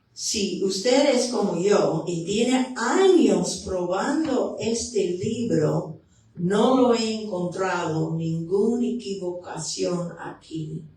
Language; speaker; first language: Spanish; non-native, fluent; English